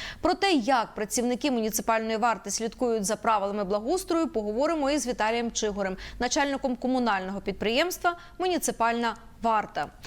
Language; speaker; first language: Ukrainian; native; Ukrainian